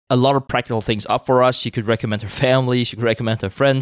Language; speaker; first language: English; non-native, fluent; Danish